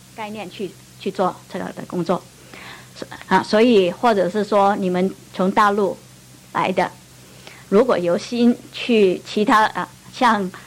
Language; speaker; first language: Chinese; non-native, local second language; Cantonese